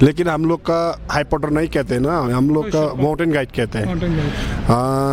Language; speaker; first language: Hindi; non-native, learner; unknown